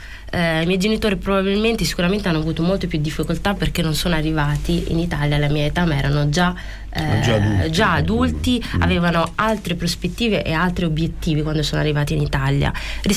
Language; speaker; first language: Italian; early bilingual, other home language; Arabic